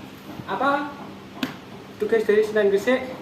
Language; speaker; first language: Indonesian; native; Indonesian